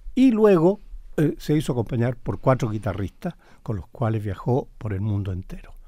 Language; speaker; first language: Spanish; native; Spanish